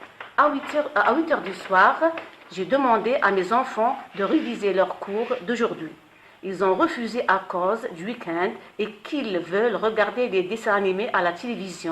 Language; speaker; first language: French; non-native, fluent; Arabic